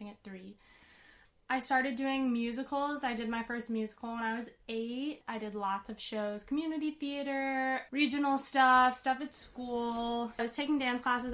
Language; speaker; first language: English; native; English